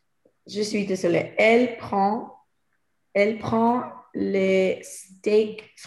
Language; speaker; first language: French; non-native, learner; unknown